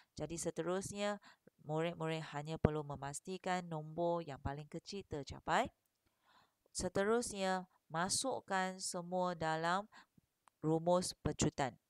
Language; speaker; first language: Malay; non-native, local second language; Chinese